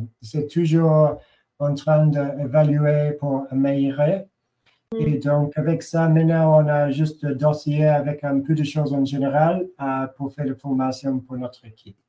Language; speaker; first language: French; non-native, learner; English